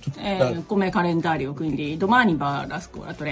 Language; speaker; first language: Italian; non-native, learner; Japanese